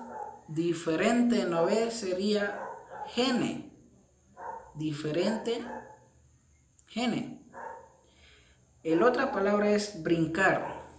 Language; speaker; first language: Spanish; non-native, local second language; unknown